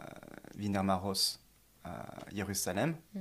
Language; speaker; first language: Swedish; non-native, fluent; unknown